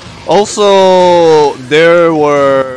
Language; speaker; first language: English; non-native, learner; Korean